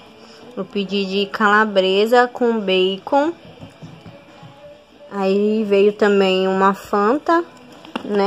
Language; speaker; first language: Portuguese; native; Portuguese